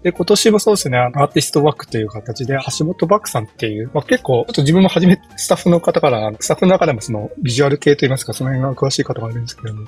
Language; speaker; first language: Japanese; native; Japanese